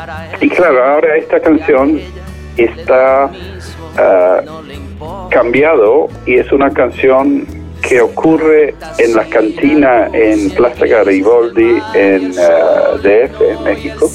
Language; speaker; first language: Spanish; non-native, fluent; English